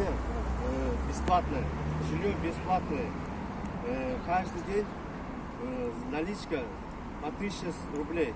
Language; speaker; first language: Russian; non-native, local second language; Kyrgyz